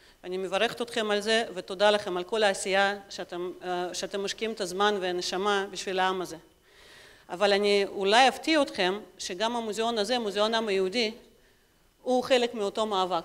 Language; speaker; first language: Hebrew; non-native, fluent; Russian